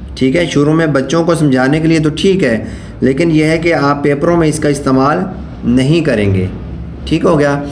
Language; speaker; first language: Urdu; non-native, local second language; Punjabi